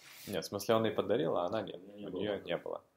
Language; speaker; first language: Russian; native; Russian